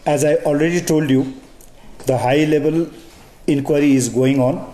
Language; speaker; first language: English; non-native, local second language; Nepali